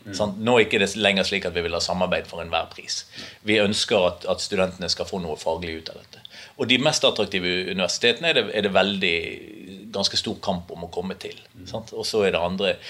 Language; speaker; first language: Norwegian; native; Norwegian